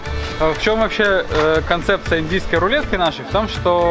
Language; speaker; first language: Russian; native; Russian